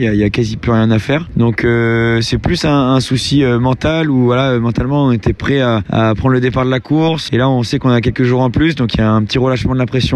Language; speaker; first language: French; native; French